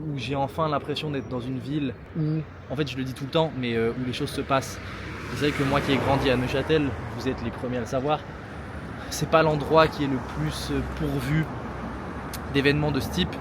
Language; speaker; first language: French; native; French